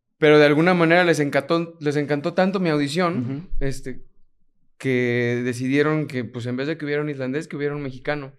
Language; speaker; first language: Spanish; native; Spanish